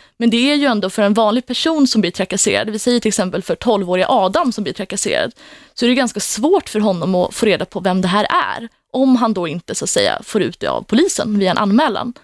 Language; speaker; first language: Swedish; native; Swedish